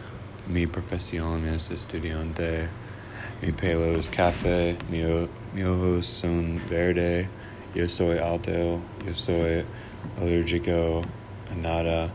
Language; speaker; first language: Spanish; non-native, learner; English